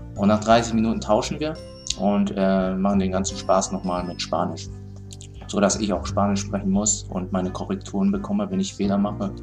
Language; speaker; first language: German; native; German